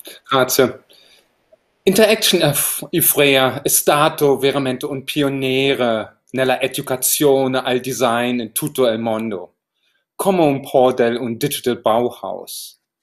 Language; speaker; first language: Italian; non-native, learner; German